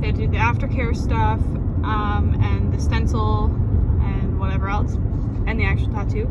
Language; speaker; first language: English; native; English